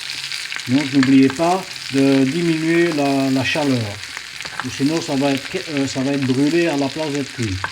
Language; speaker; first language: French; native; French